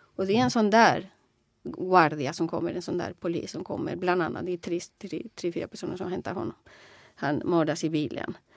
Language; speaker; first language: Swedish; non-native, fluent; Spanish